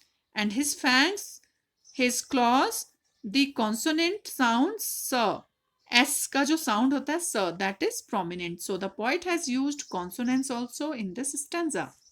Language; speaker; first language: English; non-native, local second language; Hindi